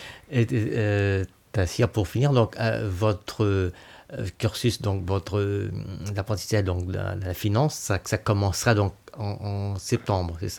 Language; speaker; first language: French; native; French